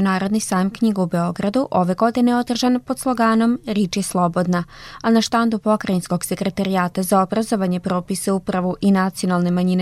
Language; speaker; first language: Serbian; native; Serbian